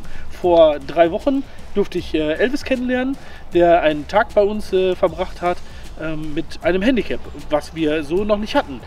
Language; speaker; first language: German; native; German